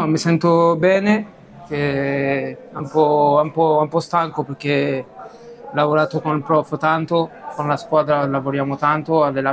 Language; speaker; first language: Italian; non-native, learner; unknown